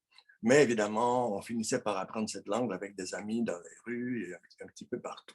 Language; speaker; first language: French; non-native, local second language; Haitian Creole